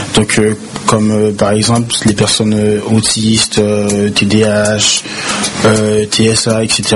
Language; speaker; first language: French; early bilingual, other home language; Haitian Creole